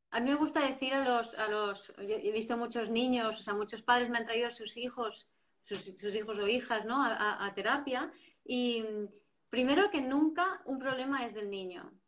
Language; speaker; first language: Spanish; native; Spanish